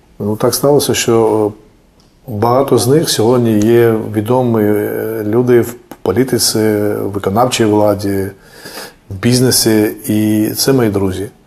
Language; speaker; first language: Ukrainian; non-native, fluent; Georgian